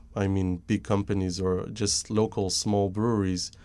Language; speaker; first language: English; non-native, fluent; Hebrew